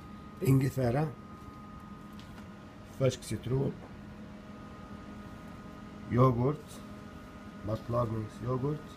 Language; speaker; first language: Swedish; non-native, learner; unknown